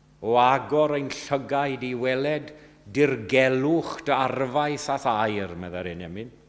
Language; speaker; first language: Welsh; native; Welsh